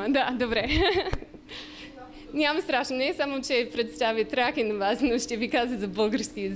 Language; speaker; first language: Bulgarian; non-native, learner; English